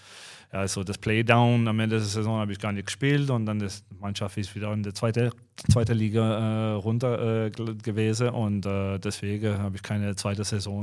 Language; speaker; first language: German; non-native, fluent; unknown